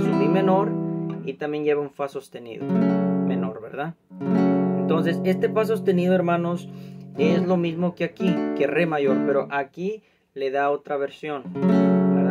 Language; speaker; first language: Spanish; native; Spanish